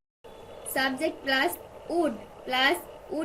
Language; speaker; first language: English; non-native, fluent; Bangla